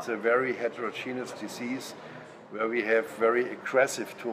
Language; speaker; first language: English; non-native, fluent; German